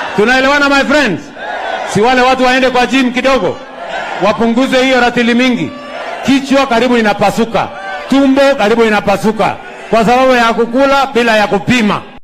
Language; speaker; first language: Swahili; non-native, local second language; Kalenjin